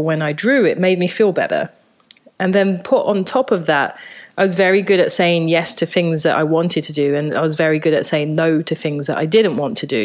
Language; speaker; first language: English; native; English